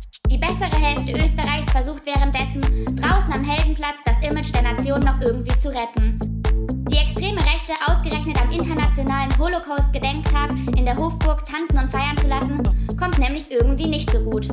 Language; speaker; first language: German; native; German